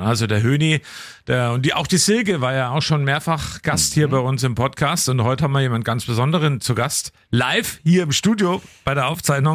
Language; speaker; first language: German; native; German